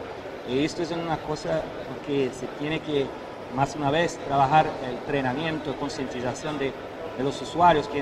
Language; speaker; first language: Spanish; non-native, fluent; Portuguese